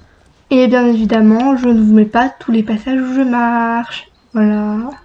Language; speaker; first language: French; native; French